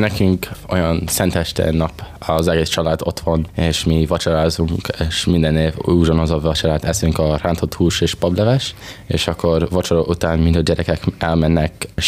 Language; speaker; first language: Hungarian; early bilingual, heritage; English